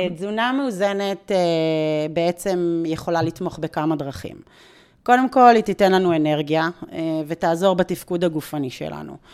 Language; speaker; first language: Hebrew; native; Hebrew